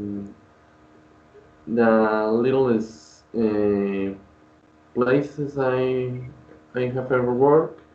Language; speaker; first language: English; non-native, learner; Spanish